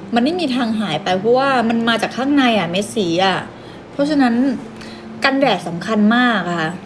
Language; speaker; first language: Thai; native; Thai